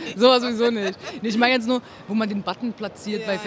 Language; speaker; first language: German; native; German